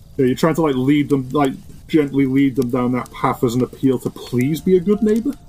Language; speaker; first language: English; native; English